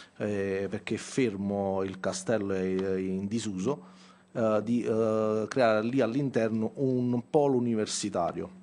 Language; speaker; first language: Italian; native; Italian